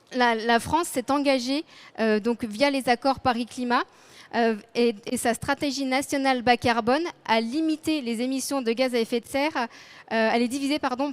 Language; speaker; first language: French; native; French